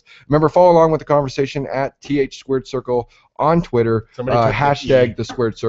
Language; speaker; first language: English; native; English